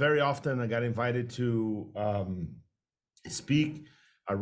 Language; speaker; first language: English; non-native, fluent; Portuguese